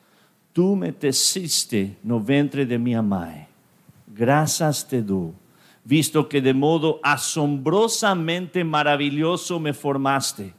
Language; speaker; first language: Portuguese; non-native, fluent; English